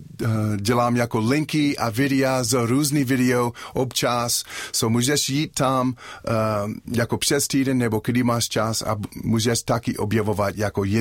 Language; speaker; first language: Czech; non-native, learner; English